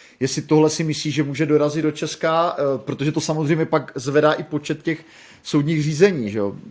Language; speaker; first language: Czech; native; Czech